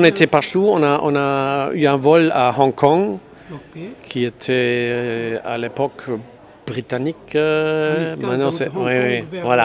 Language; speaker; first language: French; non-native, local second language; Luxembourgish